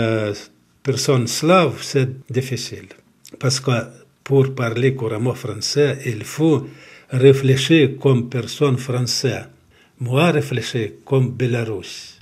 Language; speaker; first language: French; non-native, learner; Belarusian